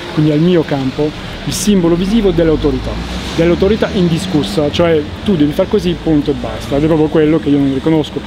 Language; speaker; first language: Italian; non-native, fluent; French